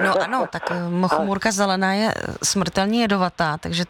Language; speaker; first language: Czech; native; Czech